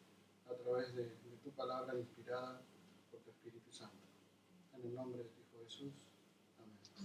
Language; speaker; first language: Spanish; native; Spanish